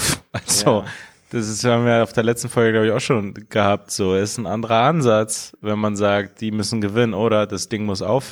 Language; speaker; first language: German; early bilingual, other home language; Persian